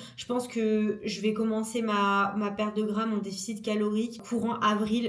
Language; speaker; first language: French; native; French